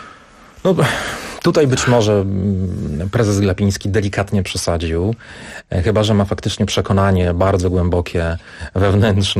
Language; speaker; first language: Polish; native; Polish